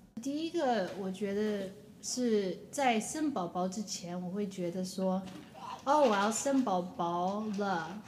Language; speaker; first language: Chinese; early bilingual, other home language; English